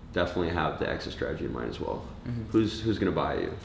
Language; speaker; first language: English; native; English